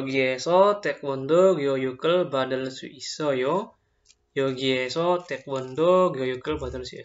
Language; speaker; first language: Korean; non-native, fluent; Indonesian